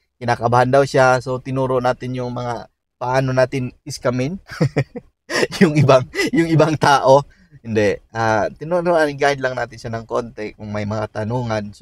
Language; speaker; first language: Filipino; native; Filipino